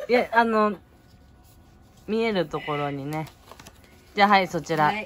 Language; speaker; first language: Japanese; native; Japanese